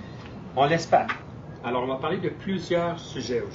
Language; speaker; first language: French; native; French